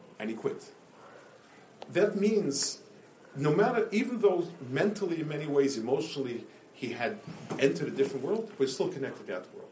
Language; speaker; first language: English; native; English